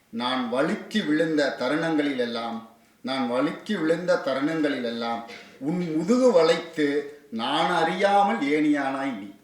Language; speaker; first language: Tamil; native; Tamil